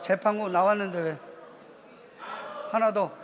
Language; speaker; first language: Korean; native; Korean